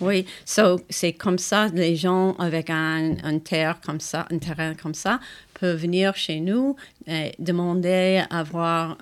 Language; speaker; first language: French; non-native, fluent; English